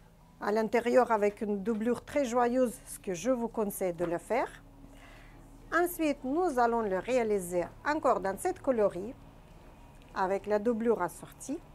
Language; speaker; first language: French; non-native, fluent; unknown